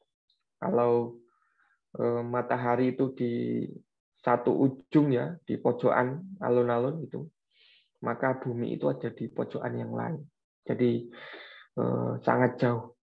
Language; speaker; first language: Indonesian; native; Indonesian